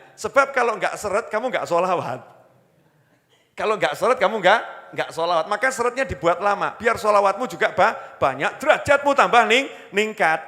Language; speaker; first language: Indonesian; native; Indonesian